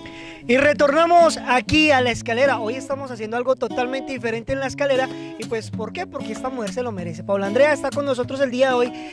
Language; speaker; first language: Spanish; native; Spanish